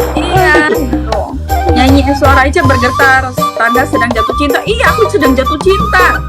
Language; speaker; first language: Indonesian; native; Indonesian